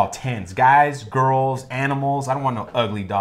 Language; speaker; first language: English; native; English